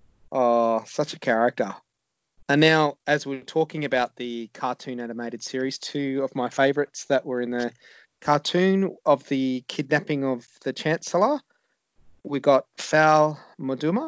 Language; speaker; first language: English; native; English